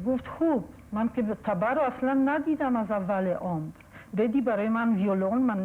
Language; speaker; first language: Persian; non-native, fluent; Polish